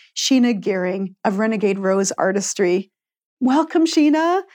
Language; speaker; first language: English; native; English